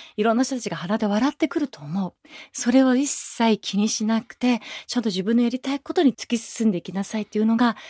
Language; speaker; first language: Japanese; early bilingual, other home language; Persian